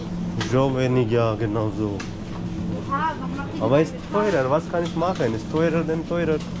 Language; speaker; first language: German; non-native, learner; Hindi